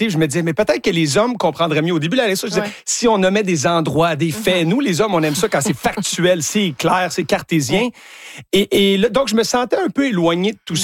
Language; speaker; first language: French; native; French